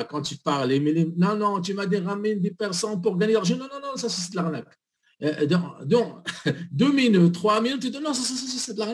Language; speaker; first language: French; non-native, learner; Arabic